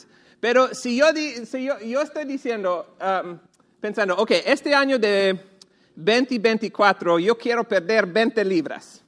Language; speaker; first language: Spanish; non-native, fluent; English